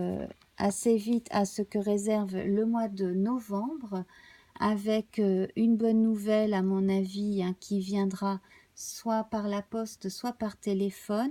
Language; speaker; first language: French; native; French